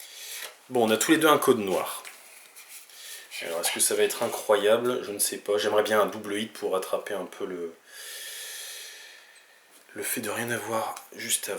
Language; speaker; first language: French; native; French